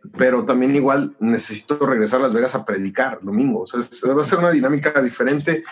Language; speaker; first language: Spanish; native; Spanish